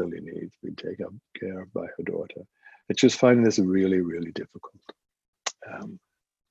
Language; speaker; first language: English; native; English